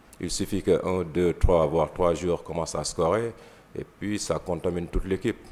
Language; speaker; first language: French; non-native, local second language; Wolof